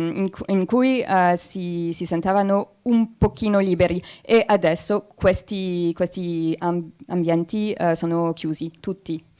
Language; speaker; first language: Italian; non-native, fluent; French